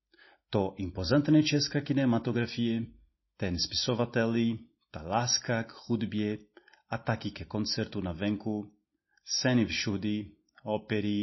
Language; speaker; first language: Czech; non-native, learner; Portuguese